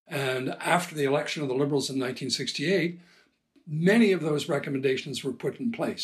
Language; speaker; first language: English; native; English